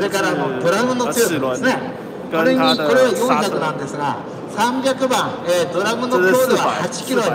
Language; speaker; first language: Japanese; native; Japanese